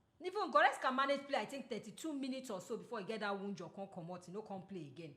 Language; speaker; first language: Nigerian Pidgin; non-native, local second language; Yoruba